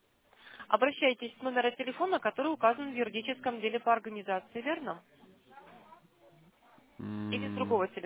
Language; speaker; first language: Russian; native; Russian